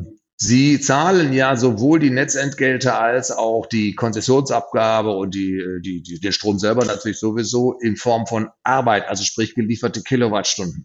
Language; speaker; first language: German; native; German